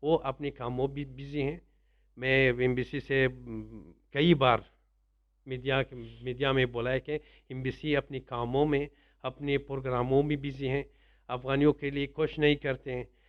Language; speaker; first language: Hindi; non-native, learner; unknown